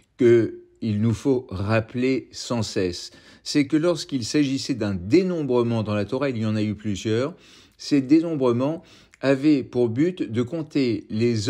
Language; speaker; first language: French; native; French